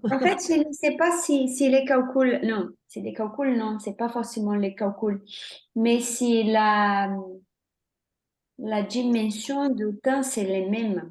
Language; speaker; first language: French; non-native, fluent; Portuguese